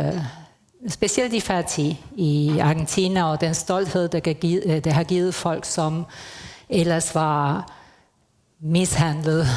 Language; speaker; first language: Danish; non-native, fluent; Spanish